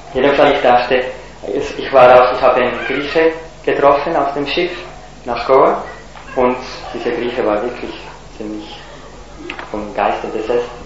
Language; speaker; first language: German; non-native, fluent; Italian